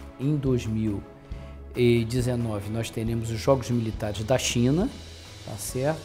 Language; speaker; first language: Portuguese; native; Portuguese